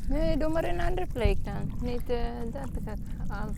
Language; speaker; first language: Dutch; non-native, learner; Filipino